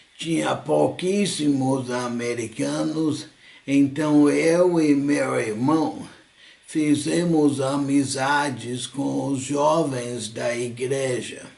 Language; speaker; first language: Portuguese; non-native, fluent; English